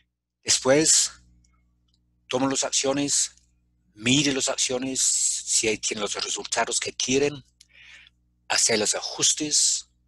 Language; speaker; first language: Spanish; non-native, fluent; English